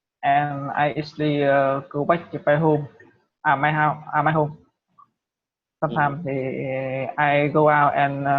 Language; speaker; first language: English; non-native, learner; Vietnamese